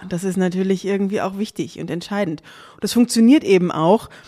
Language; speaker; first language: German; native; German